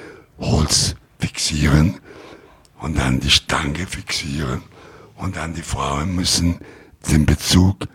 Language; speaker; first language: German; non-native, learner; Italian